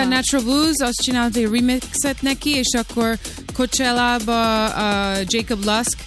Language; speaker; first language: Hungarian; early bilingual, heritage; Hungarian